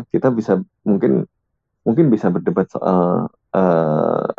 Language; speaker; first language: Indonesian; native; Indonesian